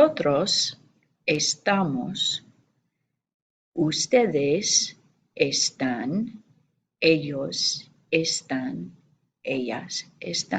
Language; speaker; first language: Spanish; non-native, fluent; English